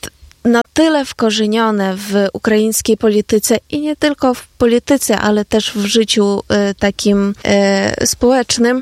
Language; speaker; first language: Polish; non-native, fluent; Ukrainian